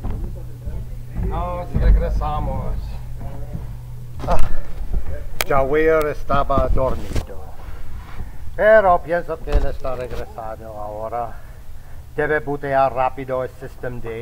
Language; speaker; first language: Spanish; non-native, fluent; English